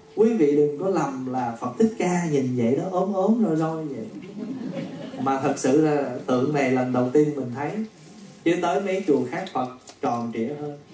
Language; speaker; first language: Vietnamese; native; Vietnamese